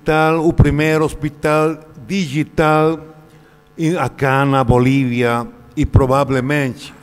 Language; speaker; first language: Portuguese; non-native, learner; Spanish